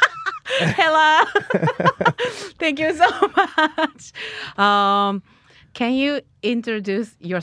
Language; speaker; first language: English; non-native, learner; Japanese